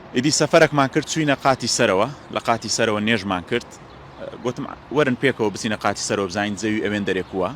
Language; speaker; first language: Central Kurdish; native; Central Kurdish